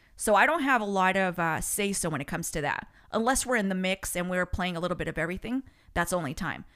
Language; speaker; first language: English; early bilingual, other home language; Spanish